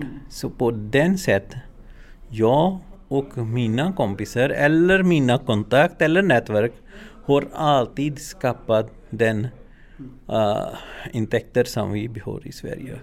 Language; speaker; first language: Swedish; non-native, fluent; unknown